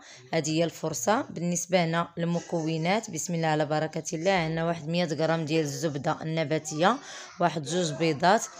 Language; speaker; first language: Arabic; native; Arabic